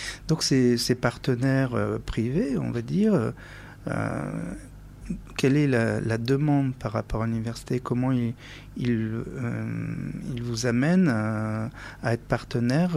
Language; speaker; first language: French; native; French